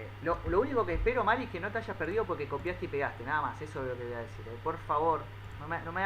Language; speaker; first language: Spanish; native; Spanish